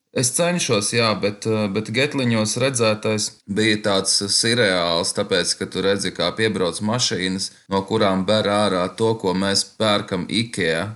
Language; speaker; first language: Latvian; native; Latvian